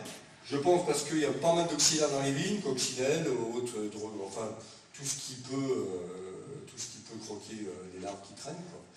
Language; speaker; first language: French; native; French